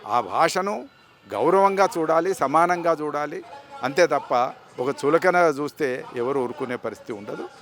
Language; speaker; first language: Telugu; native; Telugu